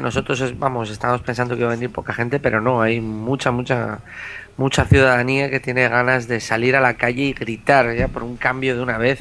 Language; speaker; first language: Spanish; native; Spanish